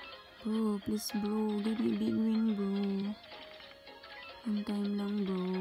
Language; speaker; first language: English; non-native, local second language; Cebuano